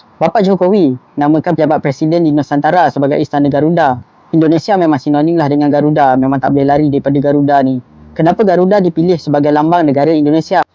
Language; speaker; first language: Malay; native; Malay